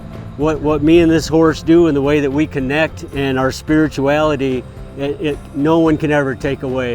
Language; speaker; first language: English; native; English